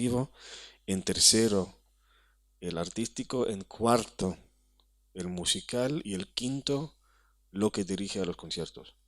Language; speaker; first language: Spanish; non-native, fluent; Hebrew